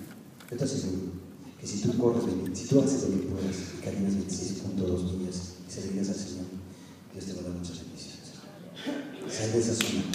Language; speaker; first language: Spanish; native; Spanish